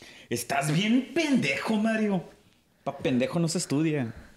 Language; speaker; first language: Spanish; early bilingual, heritage; Spanish